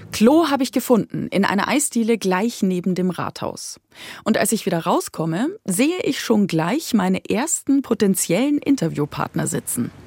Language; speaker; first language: German; native; German